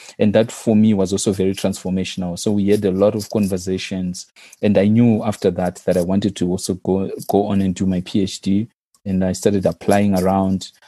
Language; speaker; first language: English; non-native, local second language; Shona